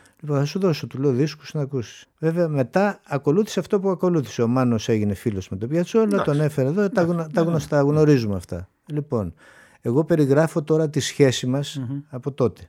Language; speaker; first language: Greek; native; Greek